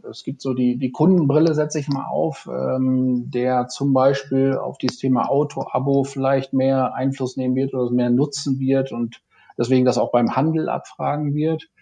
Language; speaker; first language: German; native; German